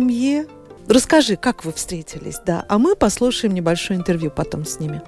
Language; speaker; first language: Russian; native; Russian